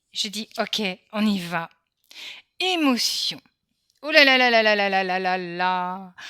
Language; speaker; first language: French; early bilingual, other home language; Portuguese